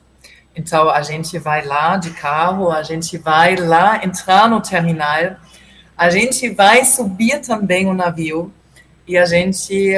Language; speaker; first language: Portuguese; non-native, fluent; German